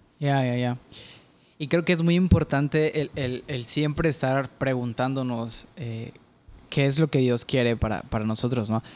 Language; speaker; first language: Spanish; native; Spanish